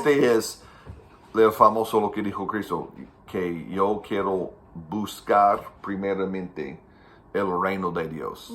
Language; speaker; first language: Spanish; non-native, fluent; English